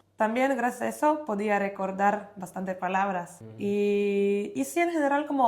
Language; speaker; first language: Spanish; non-native, fluent; Polish